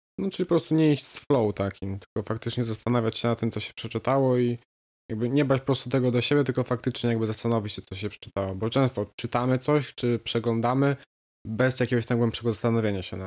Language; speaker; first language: Polish; native; Polish